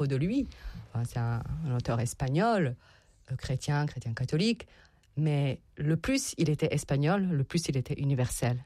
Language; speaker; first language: French; non-native, fluent; Serbian